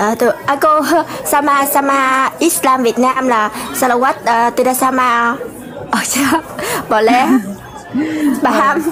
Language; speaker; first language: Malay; non-native, learner; Vietnamese